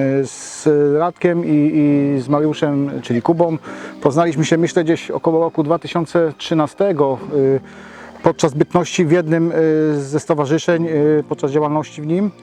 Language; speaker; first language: Polish; native; Polish